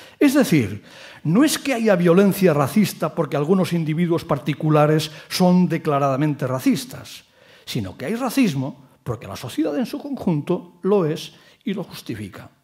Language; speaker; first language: Spanish; non-native, local second language; Catalan